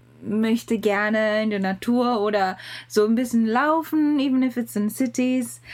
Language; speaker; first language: German; non-native, learner; Japanese